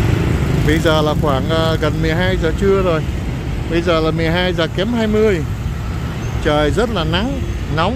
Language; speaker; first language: Vietnamese; native; Vietnamese